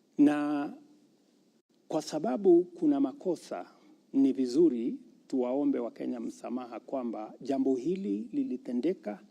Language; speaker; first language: Swahili; non-native, local second language; Kalenjin